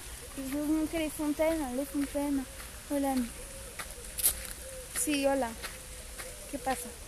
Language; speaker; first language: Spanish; non-native, fluent; Bulgarian